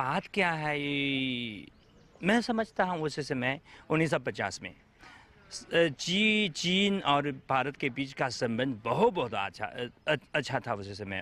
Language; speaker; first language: Hindi; non-native, fluent; Chinese